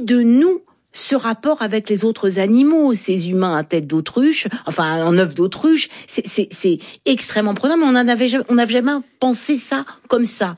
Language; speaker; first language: French; native; French